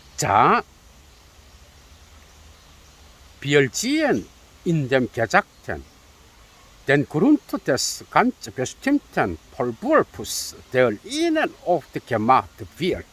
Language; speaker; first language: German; non-native, fluent; Korean